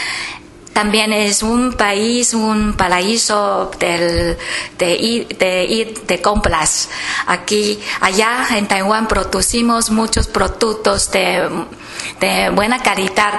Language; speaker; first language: Spanish; non-native, fluent; Chinese